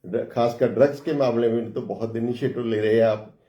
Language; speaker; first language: Hindi; non-native, local second language; Punjabi